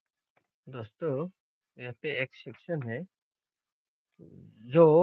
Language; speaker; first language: Hindi; non-native, local second language; Bodo